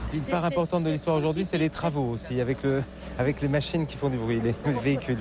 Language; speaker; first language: French; native; French